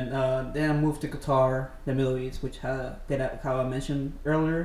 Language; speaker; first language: English; non-native, fluent; Spanish